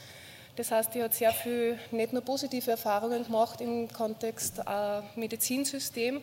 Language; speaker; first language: German; native; German